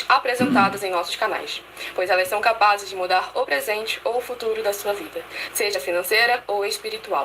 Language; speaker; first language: Portuguese; native; Portuguese